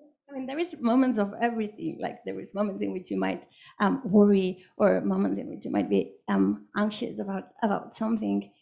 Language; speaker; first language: English; non-native, fluent; Catalan